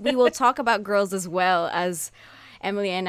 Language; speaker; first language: English; non-native, local second language; Filipino